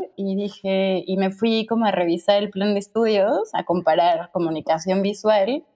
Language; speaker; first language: Spanish; native; Spanish